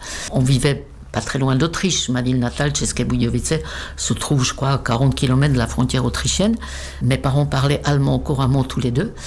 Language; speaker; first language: French; non-native, fluent; Czech